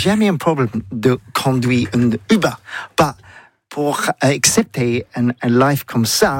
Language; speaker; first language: French; non-native, learner; English